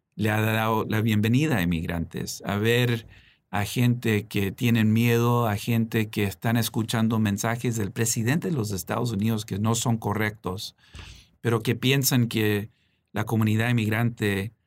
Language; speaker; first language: Spanish; early bilingual, heritage; Spanish